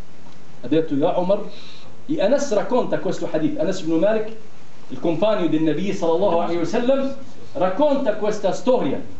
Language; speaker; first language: Italian; non-native, fluent; Arabic